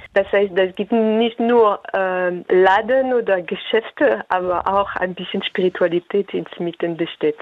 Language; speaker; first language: German; non-native, fluent; French